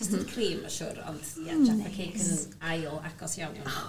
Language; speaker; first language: Welsh; native; Welsh